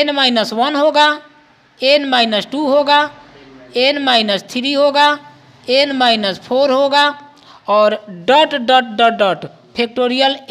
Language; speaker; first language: Hindi; non-native, local second language; Bhojpuri